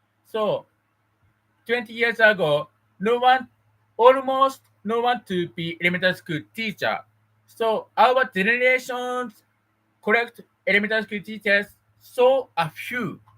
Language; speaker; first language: English; non-native, learner; Japanese